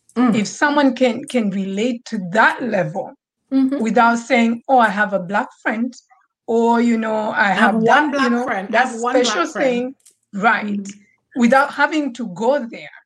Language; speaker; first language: English; non-native, local second language; Swahili